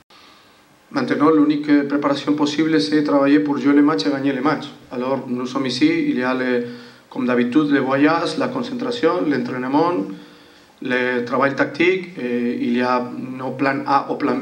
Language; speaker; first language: French; non-native, learner; Spanish